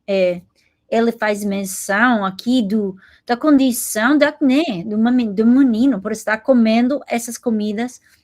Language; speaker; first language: Portuguese; non-native, learner; English